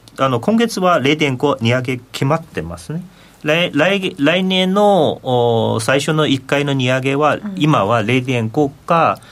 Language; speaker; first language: Japanese; non-native, fluent; Chinese